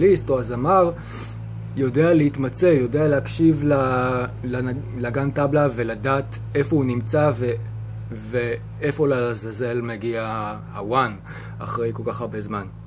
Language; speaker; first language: Hebrew; native; Hebrew